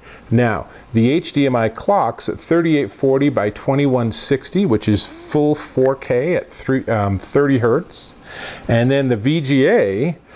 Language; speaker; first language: English; native; English